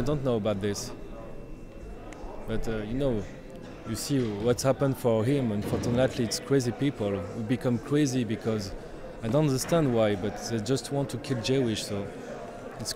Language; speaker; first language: English; non-native, learner; French